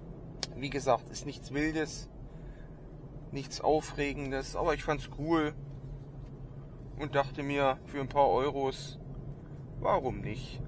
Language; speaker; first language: German; native; German